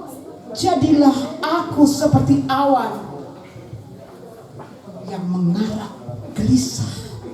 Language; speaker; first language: Indonesian; native; Indonesian